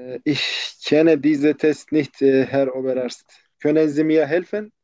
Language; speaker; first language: German; non-native, learner; Turkish